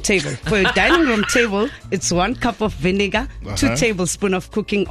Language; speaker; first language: English; non-native, local second language; Zulu